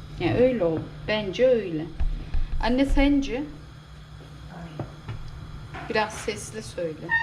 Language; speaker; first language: Turkish; native; Turkish